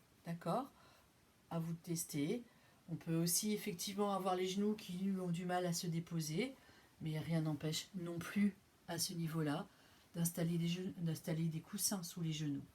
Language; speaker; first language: French; native; French